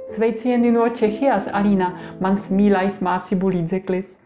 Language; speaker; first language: Latvian; non-native, learner; Czech